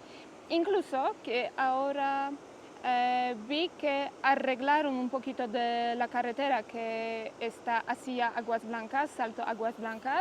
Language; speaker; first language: Spanish; non-native, learner; Polish